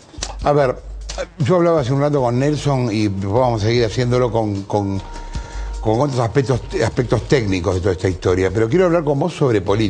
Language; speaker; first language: Spanish; native; Spanish